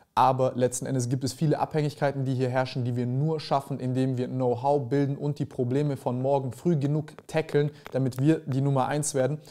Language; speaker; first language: German; early bilingual, other home language; Serbian